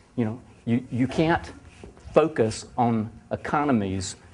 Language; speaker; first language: English; native; English